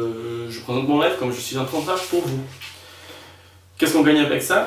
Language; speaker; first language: French; non-native, fluent; Spanish